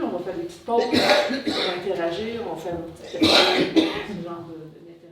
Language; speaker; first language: French; native; French